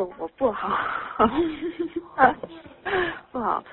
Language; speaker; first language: Chinese; non-native, learner; Korean